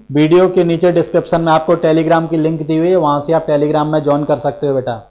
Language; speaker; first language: Hindi; native; Hindi